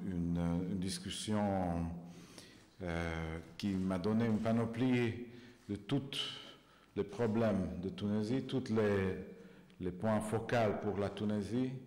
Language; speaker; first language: French; non-native, fluent; Hungarian